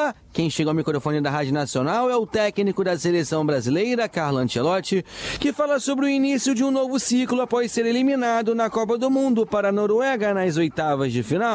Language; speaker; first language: Portuguese; native; Portuguese